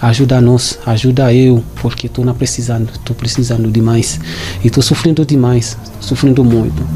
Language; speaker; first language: Portuguese; non-native, learner; Haitian Creole